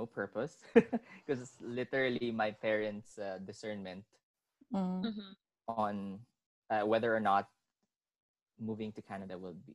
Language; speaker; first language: English; non-native, local second language; Filipino